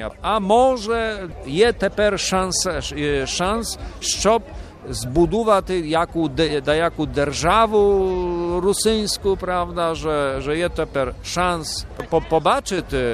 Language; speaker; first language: Ukrainian; early bilingual, heritage; Rusyn